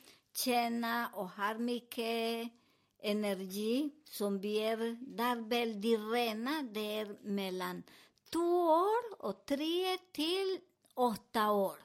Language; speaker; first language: Swedish; non-native, learner; Spanish